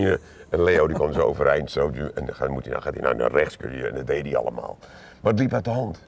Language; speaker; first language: Dutch; native; Dutch